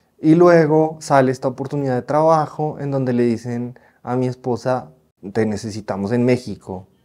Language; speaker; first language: Spanish; native; Spanish